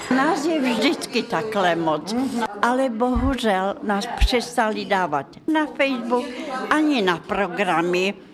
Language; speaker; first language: Czech; non-native, fluent; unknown